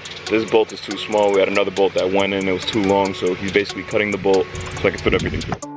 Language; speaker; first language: English; native; English